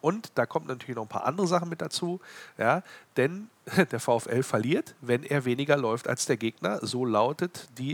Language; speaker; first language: German; native; German